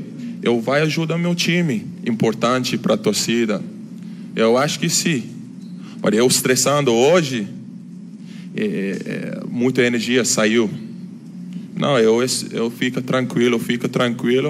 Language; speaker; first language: Portuguese; non-native, learner; Turkish